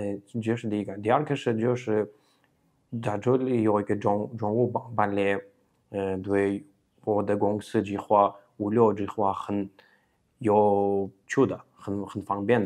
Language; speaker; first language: Chinese; non-native, fluent; Uzbek